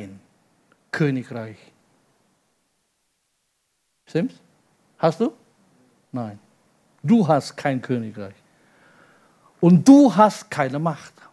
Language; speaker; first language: German; non-native, fluent; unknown